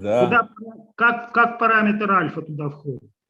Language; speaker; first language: Russian; native; Russian